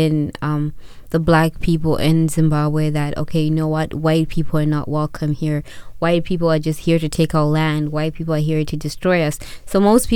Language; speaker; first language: English; non-native, local second language; Shona